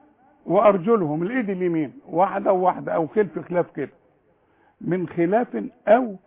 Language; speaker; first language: Arabic; native; Arabic